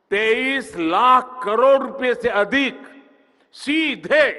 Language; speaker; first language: Hindi; non-native, local second language; Gujarati